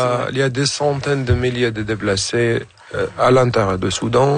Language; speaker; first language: French; non-native, fluent; Arabic